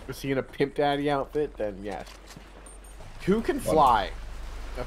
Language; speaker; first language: English; native; English